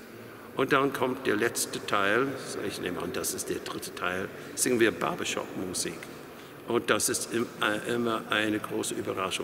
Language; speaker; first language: German; non-native, fluent; English